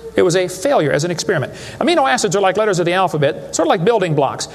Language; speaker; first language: English; native; English